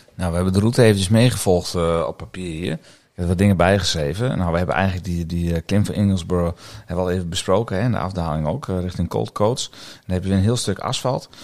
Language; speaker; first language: Dutch; native; Dutch